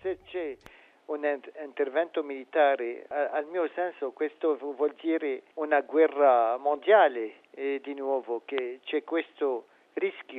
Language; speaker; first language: Italian; non-native, fluent; Arabic